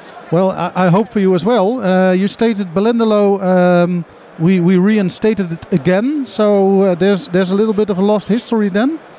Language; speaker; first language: English; non-native, fluent; Dutch